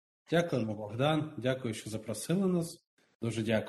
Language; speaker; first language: Ukrainian; non-native, local second language; Russian